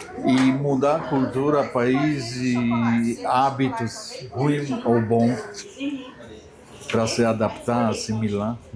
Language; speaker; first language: Portuguese; non-native, learner; Polish